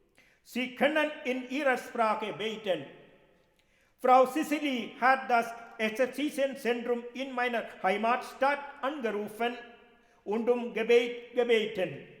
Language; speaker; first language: German; non-native, fluent; Malayalam